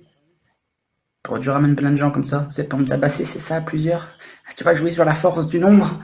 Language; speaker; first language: French; native; French